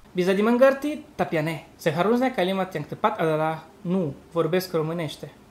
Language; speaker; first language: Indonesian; non-native, learner; Romanian